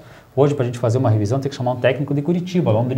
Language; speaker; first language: Portuguese; native; Portuguese